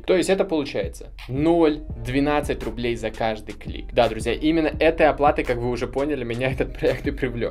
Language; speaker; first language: Russian; native; Russian